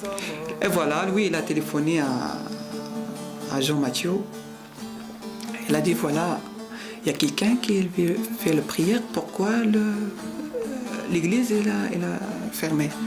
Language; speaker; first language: French; non-native, learner; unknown